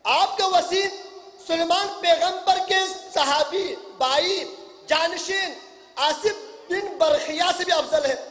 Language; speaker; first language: Urdu; non-native, local second language; Punjabi